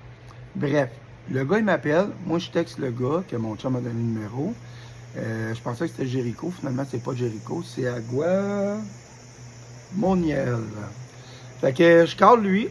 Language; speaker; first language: French; native; French